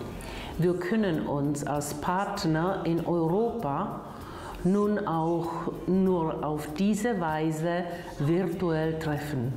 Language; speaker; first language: German; non-native, fluent; Czech